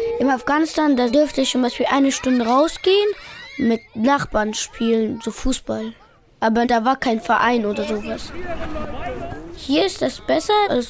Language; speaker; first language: German; early bilingual, other home language; Pashto